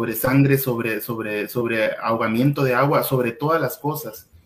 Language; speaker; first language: Spanish; native; Spanish